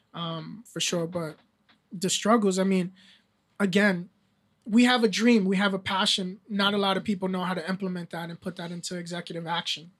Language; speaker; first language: English; early bilingual, other home language; Spanish